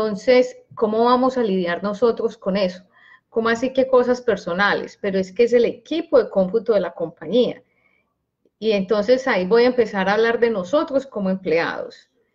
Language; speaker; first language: Spanish; native; Spanish